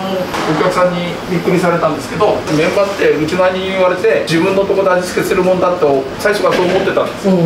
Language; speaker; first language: Japanese; native; Japanese